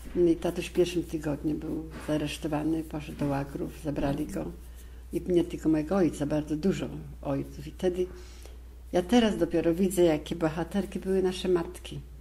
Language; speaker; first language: Polish; native; Polish